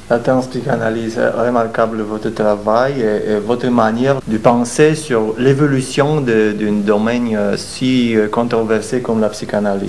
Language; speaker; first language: French; non-native, fluent; Romanian